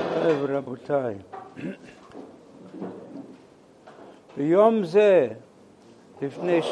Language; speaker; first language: Hebrew; non-native, fluent; English